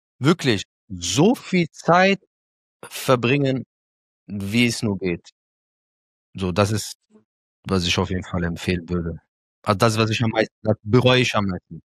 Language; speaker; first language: German; early bilingual, other home language; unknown